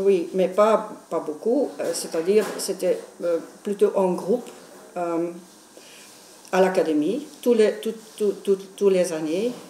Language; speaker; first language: French; non-native, local second language; Dutch